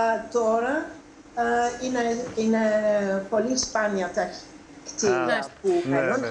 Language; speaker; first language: Greek; non-native, fluent; English